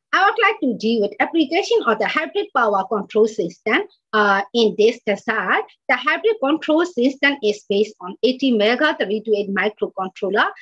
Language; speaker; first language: English; non-native, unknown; Burmese